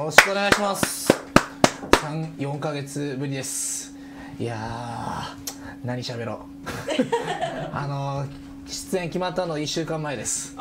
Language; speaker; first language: Japanese; native; Japanese